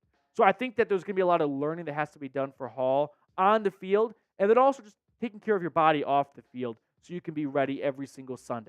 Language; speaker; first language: English; native; English